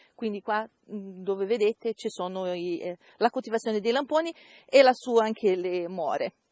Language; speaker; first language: Italian; non-native, fluent; Portuguese